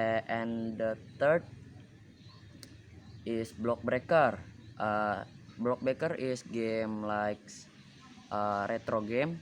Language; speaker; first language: English; non-native, learner; Indonesian